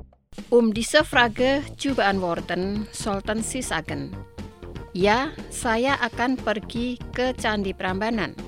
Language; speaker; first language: German; non-native, fluent; Indonesian